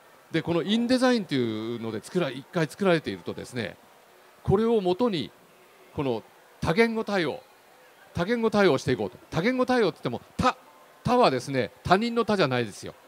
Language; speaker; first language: Japanese; native; Japanese